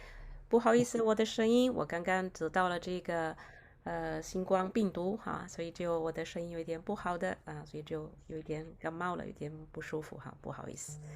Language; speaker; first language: Chinese; non-native, fluent; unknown